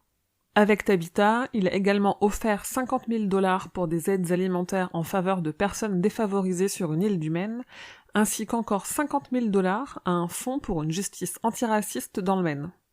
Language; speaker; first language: French; native; French